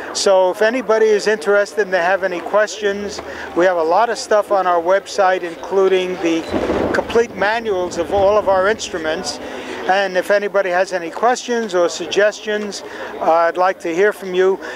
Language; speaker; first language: English; native; English